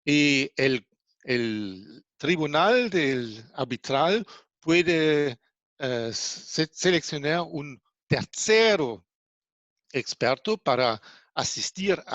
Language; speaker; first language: Spanish; non-native, fluent; German